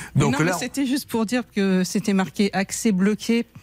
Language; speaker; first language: French; native; French